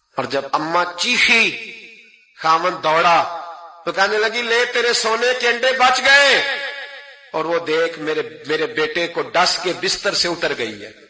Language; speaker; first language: Urdu; non-native, local second language; Punjabi